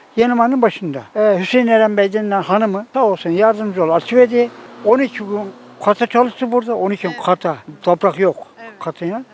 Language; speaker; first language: Turkish; native; Turkish